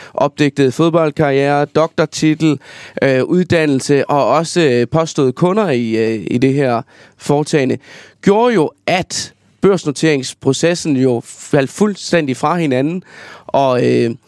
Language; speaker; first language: Danish; native; Danish